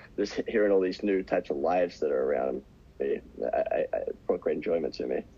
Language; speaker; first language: English; native; English